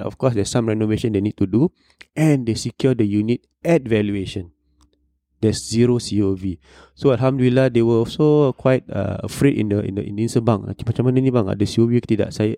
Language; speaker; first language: English; non-native, local second language; Malay